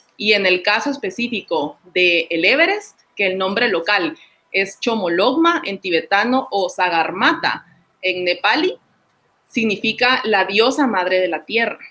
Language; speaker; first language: Spanish; native; Spanish